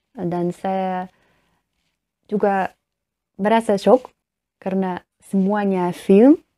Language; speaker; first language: Indonesian; non-native, learner; Russian